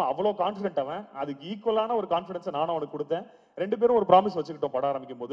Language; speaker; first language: Tamil; native; Tamil